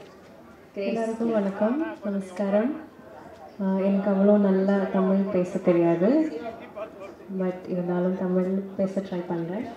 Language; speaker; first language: Tamil; non-native, learner; Malayalam